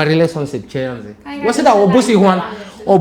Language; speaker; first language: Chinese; non-native, learner; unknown